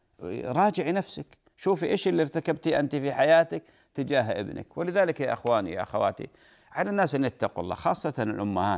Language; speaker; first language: Arabic; native; Arabic